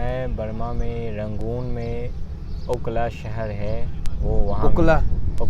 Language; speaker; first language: Hindi; non-native, learner; Burmese